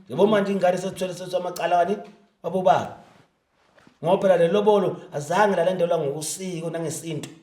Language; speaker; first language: Zulu; native; Zulu